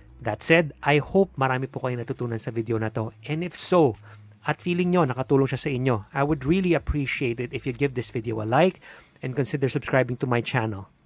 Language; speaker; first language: Filipino; native; Filipino